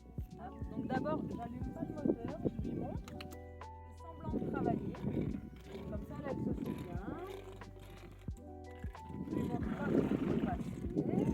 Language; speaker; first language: French; native; French